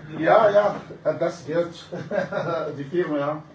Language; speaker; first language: German; non-native, fluent; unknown